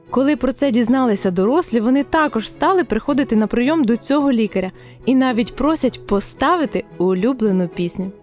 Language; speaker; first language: Ukrainian; native; Ukrainian